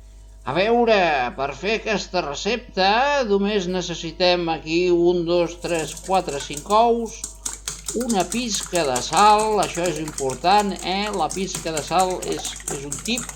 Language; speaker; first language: Catalan; non-native, local second language; Spanish